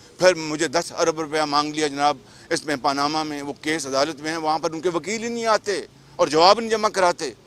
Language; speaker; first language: Urdu; non-native, local second language; Punjabi